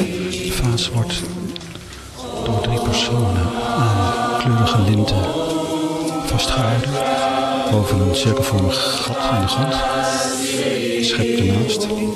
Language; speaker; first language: Dutch; native; Dutch